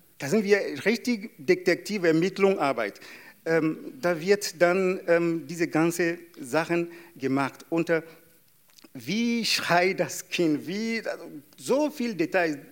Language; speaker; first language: German; non-native, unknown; Yoruba